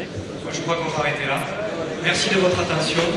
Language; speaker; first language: French; native; French